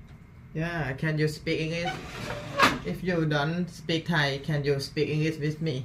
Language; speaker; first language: English; non-native, learner; Thai